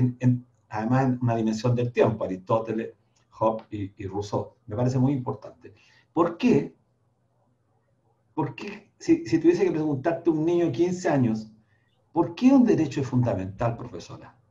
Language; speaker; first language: Spanish; native; Spanish